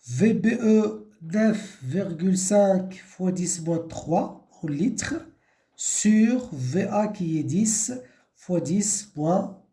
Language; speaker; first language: French; non-native, local second language; Arabic